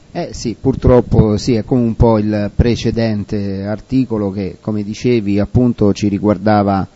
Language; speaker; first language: Italian; native; Italian